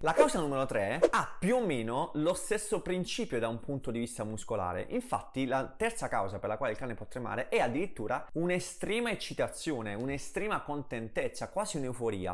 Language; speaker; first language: Italian; native; Italian